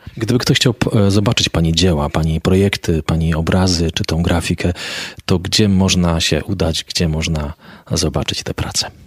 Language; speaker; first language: Polish; native; Polish